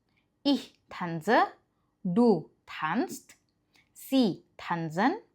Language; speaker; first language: German; non-native, fluent; Indonesian